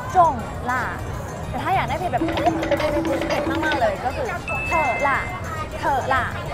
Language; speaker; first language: Thai; native; Thai